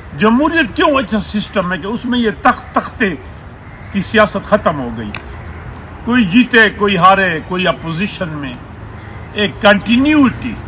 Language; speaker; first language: Urdu; non-native, local second language; Pashto